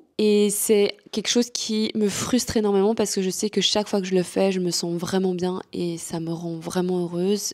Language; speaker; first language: French; native; French